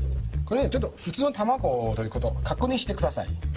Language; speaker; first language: Japanese; non-native, fluent; Chinese